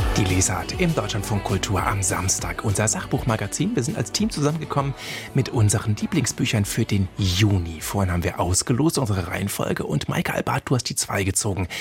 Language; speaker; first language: German; native; German